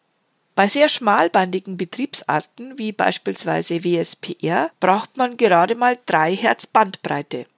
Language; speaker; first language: German; native; German